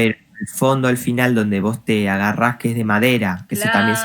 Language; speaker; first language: Spanish; native; Spanish